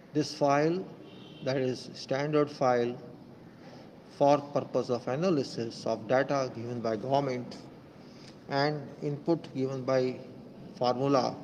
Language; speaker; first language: English; non-native, local second language; Hindi